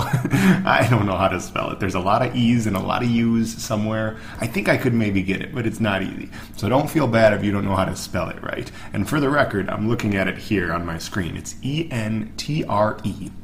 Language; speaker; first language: English; native; English